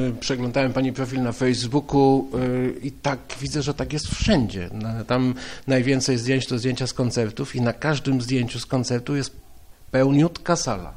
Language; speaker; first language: Polish; native; Polish